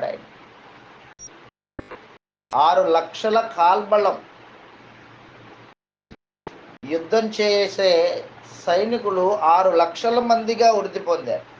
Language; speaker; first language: Telugu; native; Telugu